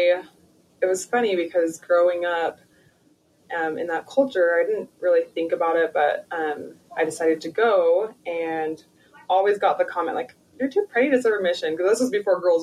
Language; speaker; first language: English; native; English